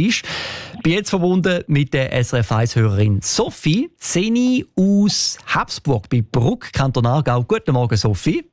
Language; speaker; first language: German; native; German